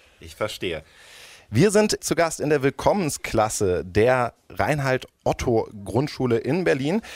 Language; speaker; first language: German; native; German